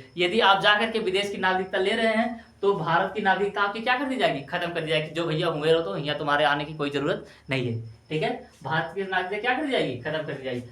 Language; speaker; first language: Hindi; native; Hindi